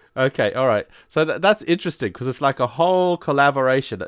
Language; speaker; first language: English; native; English